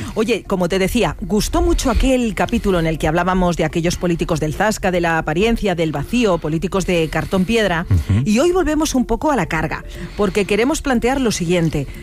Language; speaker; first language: Spanish; native; Spanish